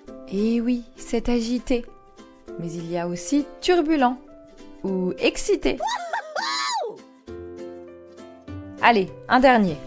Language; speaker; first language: French; native; French